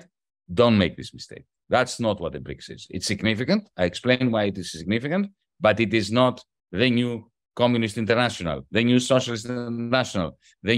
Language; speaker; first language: English; non-native, fluent; Greek